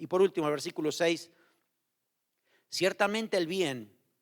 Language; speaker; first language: Spanish; native; Spanish